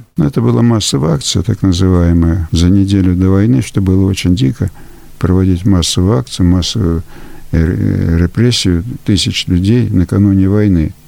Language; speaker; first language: Russian; early bilingual, heritage; Russian